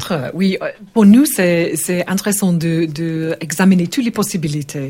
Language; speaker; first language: French; non-native, learner; English